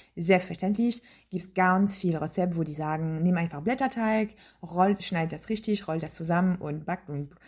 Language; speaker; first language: German; non-native, fluent; French